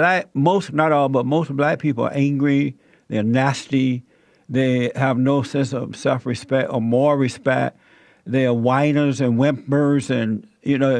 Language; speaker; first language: English; native; English